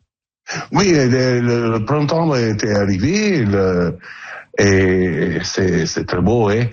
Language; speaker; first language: French; non-native, learner; Italian